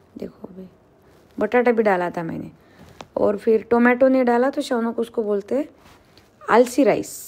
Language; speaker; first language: Hindi; non-native, local second language; Marathi